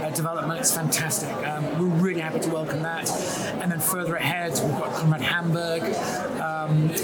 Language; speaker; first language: English; native; English